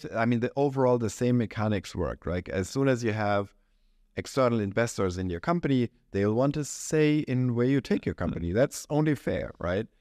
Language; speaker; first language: English; non-native, fluent; German